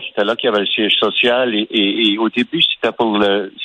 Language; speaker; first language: French; native; French